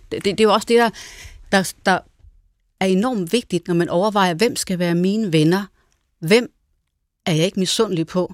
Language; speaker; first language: Danish; native; Danish